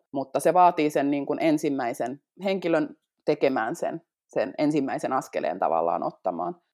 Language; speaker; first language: Finnish; native; Finnish